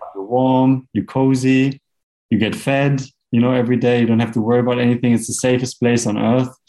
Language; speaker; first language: English; non-native, fluent; German